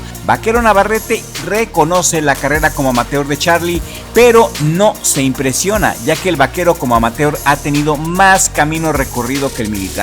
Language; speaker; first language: Spanish; native; Spanish